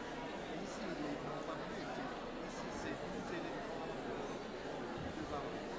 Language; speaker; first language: French; non-native, fluent; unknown